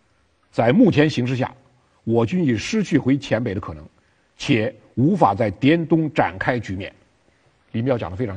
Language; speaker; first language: Chinese; native; Chinese